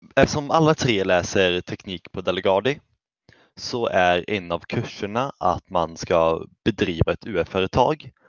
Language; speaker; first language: Swedish; native; Swedish